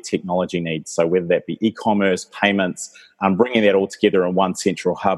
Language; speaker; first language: English; native; English